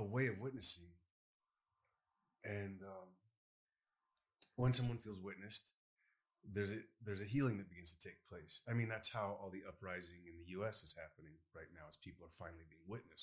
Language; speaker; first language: English; native; English